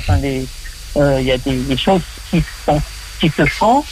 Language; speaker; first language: French; early bilingual, other home language; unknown